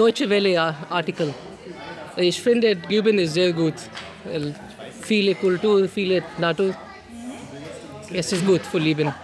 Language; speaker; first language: German; non-native, learner; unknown